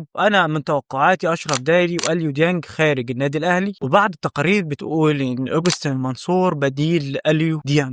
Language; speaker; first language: Arabic; native; Arabic